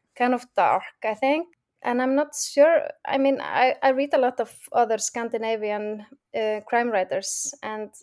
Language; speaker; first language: English; non-native, fluent; Icelandic